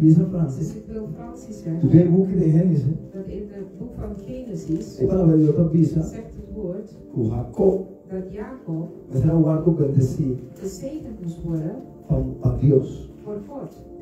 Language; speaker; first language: Dutch; non-native, local second language; Papiamento